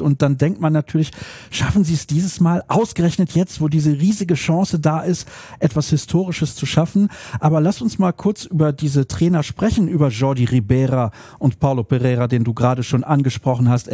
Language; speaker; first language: German; native; German